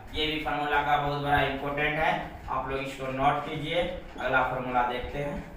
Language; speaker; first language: Hindi; native; Hindi